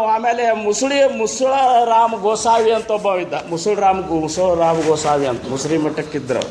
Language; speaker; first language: Kannada; native; Kannada